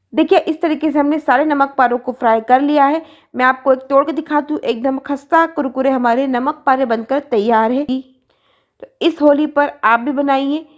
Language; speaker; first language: Hindi; native; Hindi